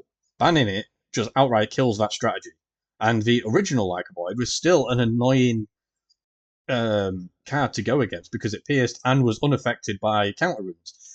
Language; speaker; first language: English; native; English